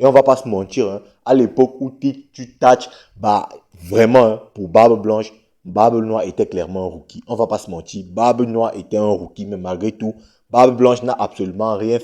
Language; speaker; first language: French; native; French